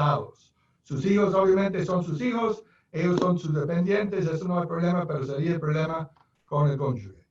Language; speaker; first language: Spanish; non-native, fluent; English